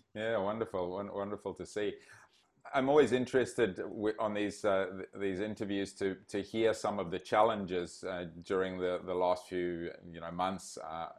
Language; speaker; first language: English; native; English